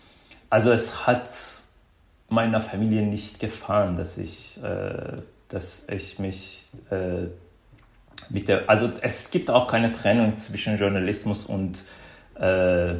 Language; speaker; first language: German; non-native, fluent; Persian